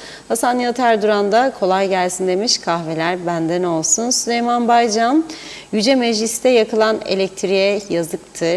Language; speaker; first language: Turkish; native; Turkish